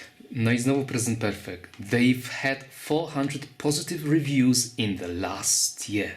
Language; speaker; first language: English; non-native, fluent; Polish